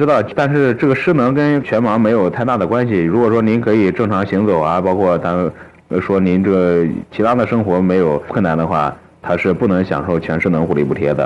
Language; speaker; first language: Chinese; native; Chinese